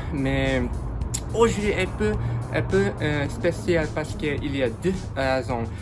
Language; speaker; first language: French; non-native, learner; English